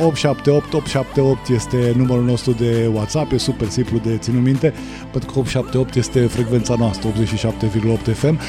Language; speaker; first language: Romanian; native; Romanian